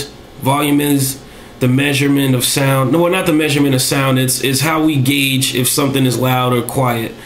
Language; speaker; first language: English; native; English